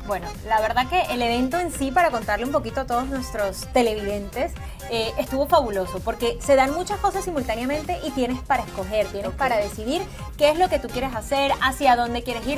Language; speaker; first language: Spanish; native; Spanish